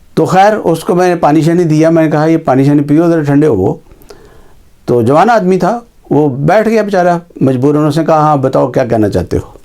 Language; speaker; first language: Urdu; native; Urdu